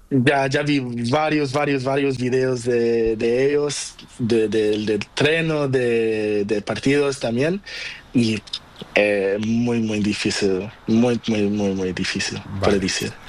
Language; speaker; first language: Spanish; non-native, learner; Portuguese